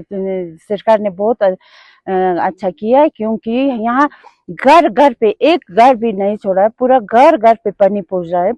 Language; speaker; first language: Hindi; non-native, local second language; Ladakhi